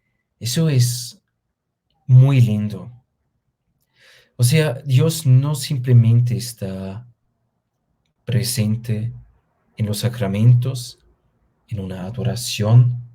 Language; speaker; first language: Spanish; non-native, fluent; German